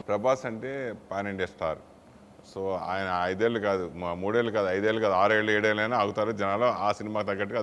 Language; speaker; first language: Telugu; native; Telugu